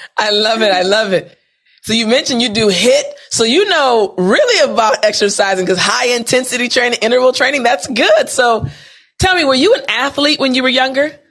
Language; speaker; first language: English; native; English